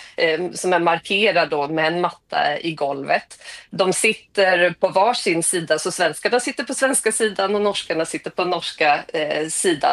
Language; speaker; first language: Swedish; native; Swedish